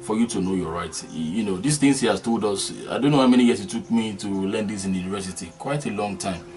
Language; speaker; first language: English; non-native, local second language; Yoruba